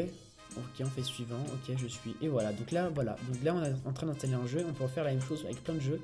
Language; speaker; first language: French; native; French